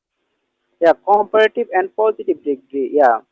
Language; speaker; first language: English; non-native, learner; Bangla